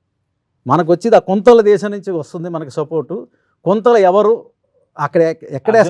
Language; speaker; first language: Telugu; native; Telugu